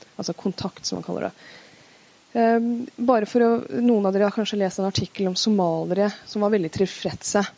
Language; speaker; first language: Norwegian; early bilingual, other home language; Persian